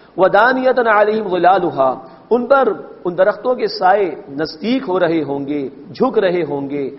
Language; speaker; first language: Urdu; native; Urdu